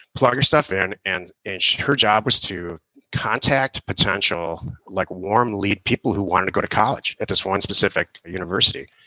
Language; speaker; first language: English; native; English